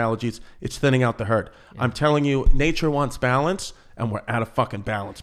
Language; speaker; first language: English; native; English